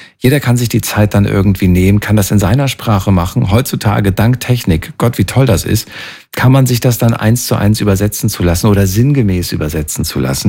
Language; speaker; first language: German; native; German